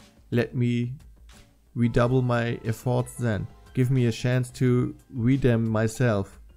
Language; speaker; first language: English; non-native, fluent; German